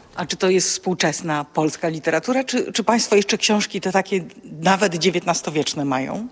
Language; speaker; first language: Polish; native; Polish